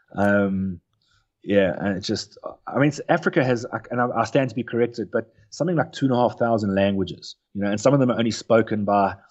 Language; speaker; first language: English; native; English